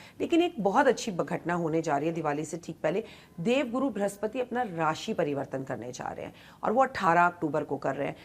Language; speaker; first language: Hindi; native; Hindi